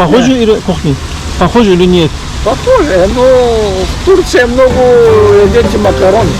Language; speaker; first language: Russian; non-native, learner; Bulgarian